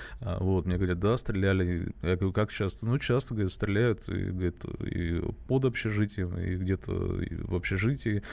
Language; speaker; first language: Russian; native; Russian